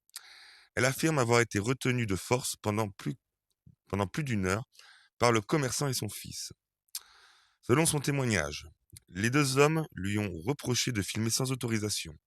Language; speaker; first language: French; native; French